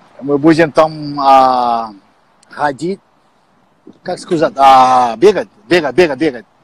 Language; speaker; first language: Russian; non-native, learner; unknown